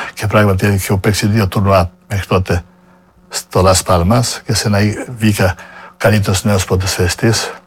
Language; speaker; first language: Greek; non-native, fluent; Serbian